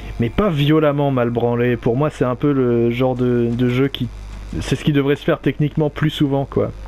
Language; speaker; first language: French; native; French